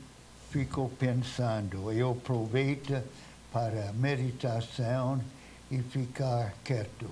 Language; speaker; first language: Portuguese; non-native, fluent; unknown